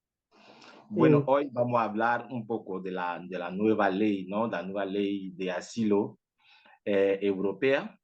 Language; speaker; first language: Spanish; non-native, fluent; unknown